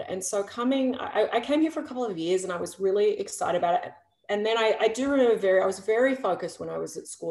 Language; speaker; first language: English; native; English